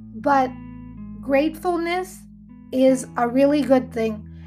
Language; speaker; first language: English; early bilingual, other home language; Hindi